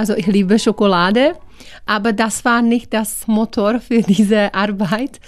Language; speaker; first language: German; non-native, learner; Czech